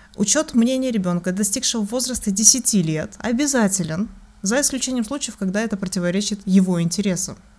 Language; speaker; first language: Russian; native; Russian